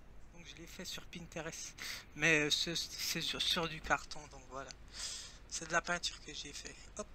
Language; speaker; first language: French; native; French